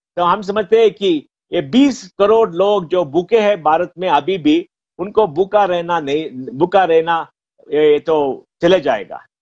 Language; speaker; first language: Hindi; non-native, local second language; Konkani